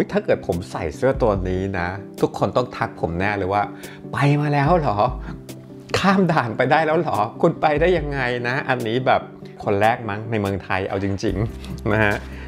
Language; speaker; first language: Thai; native; Thai